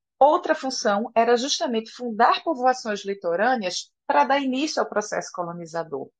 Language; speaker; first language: Portuguese; native; Portuguese